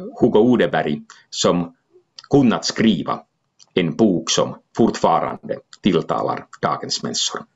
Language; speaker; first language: Swedish; non-native, local second language; Finnish